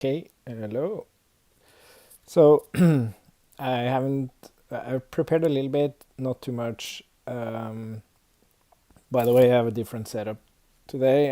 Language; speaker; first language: English; non-native, fluent; Swedish